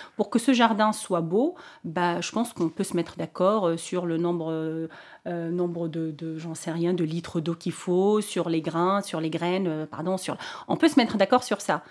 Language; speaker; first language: French; non-native, local second language; Arabic